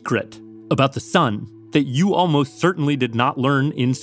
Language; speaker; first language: English; native; English